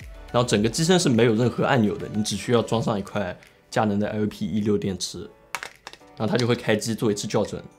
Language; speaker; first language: Chinese; native; Chinese